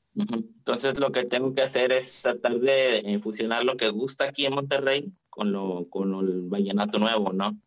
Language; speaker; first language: Spanish; native; Spanish